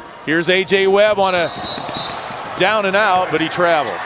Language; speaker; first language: English; native; English